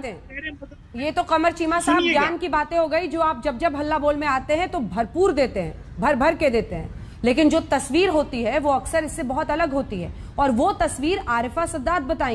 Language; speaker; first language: Hindi; native; Hindi